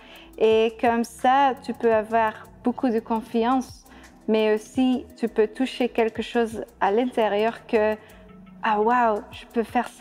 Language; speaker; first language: French; non-native, fluent; Dutch